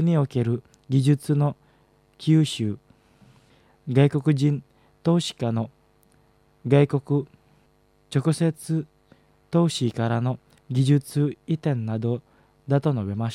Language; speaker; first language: Japanese; non-native, fluent; Indonesian